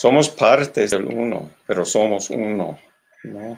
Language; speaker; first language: Spanish; non-native, learner; English